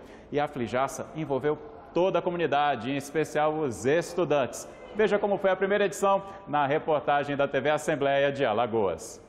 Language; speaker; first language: Portuguese; native; Portuguese